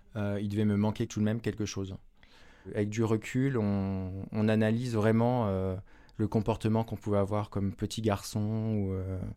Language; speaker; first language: French; native; French